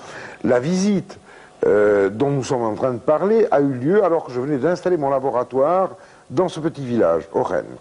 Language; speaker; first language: French; native; French